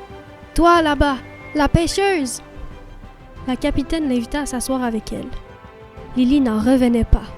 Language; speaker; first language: French; native; French